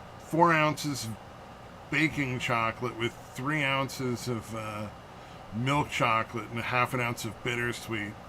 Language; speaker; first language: English; native; English